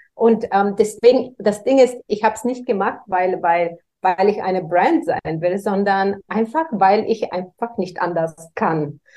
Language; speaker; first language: German; non-native, fluent; Bulgarian